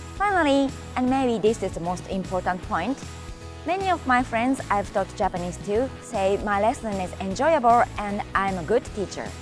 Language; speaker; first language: English; non-native, fluent; Japanese